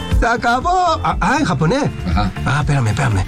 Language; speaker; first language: Spanish; native; Spanish